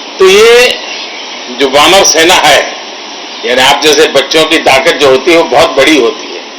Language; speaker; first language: Hindi; non-native, local second language; Gujarati